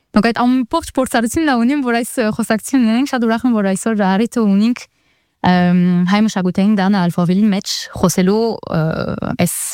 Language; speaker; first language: Armenian; early bilingual, heritage; Armenian